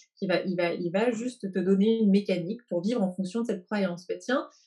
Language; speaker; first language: French; native; French